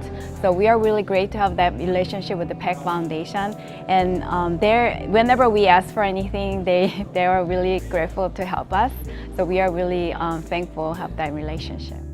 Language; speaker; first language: English; non-native, fluent; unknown